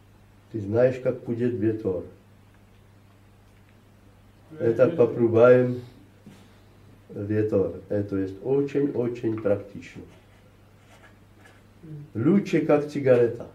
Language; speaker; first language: Russian; non-native, learner; Czech